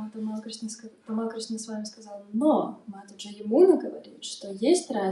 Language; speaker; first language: Russian; native; Russian